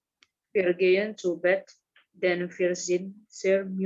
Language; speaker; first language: German; non-native, learner; Indonesian